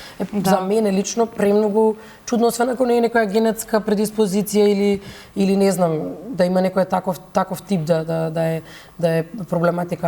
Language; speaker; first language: Macedonian; native; Macedonian